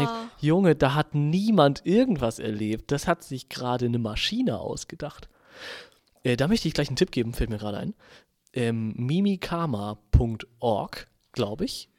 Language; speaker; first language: German; native; German